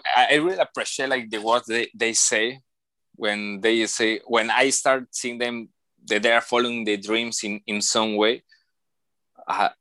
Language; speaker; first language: English; non-native, learner; Spanish